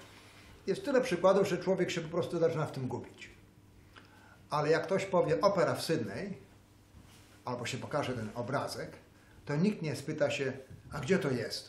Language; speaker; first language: Polish; early bilingual, heritage; Polish